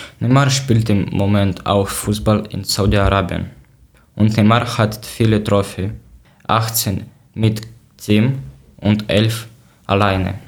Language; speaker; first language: German; non-native, learner; Ukrainian